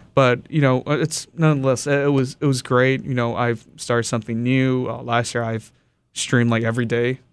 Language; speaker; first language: English; early bilingual, other home language; Japanese